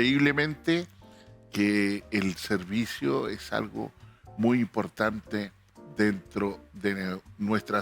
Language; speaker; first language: Spanish; native; Spanish